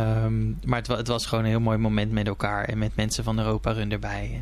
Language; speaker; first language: Dutch; native; Dutch